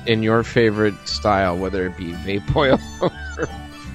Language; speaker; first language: English; native; English